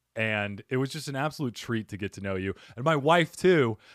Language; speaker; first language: English; native; English